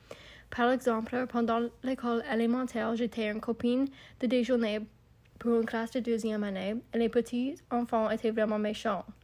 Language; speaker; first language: French; non-native, local second language; English